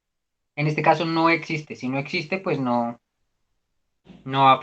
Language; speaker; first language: Spanish; native; Spanish